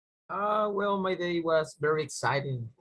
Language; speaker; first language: English; non-native, learner; Spanish